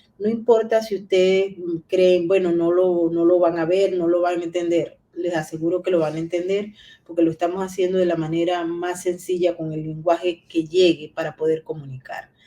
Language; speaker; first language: Spanish; native; Spanish